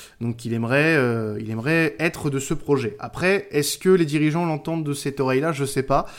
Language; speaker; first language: French; native; French